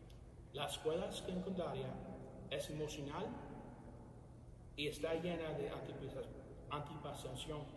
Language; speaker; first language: Spanish; early bilingual, other home language; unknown